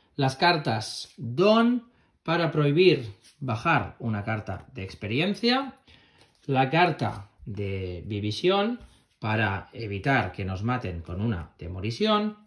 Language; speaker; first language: Spanish; native; Spanish